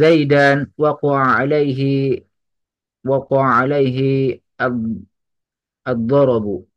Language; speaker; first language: Arabic; non-native, learner; Indonesian